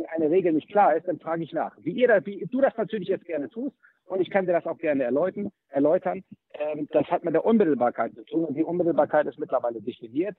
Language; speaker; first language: German; native; German